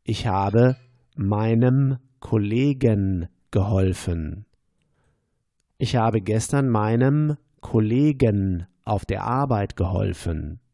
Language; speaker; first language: German; non-native, fluent; English